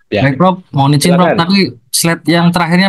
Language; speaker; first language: Indonesian; native; Indonesian